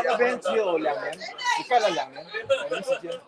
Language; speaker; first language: Chinese; early bilingual, heritage; Chinese